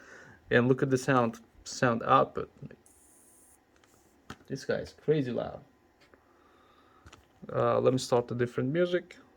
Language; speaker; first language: English; non-native, local second language; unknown